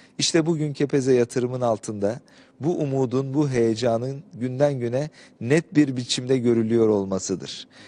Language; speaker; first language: Turkish; native; Turkish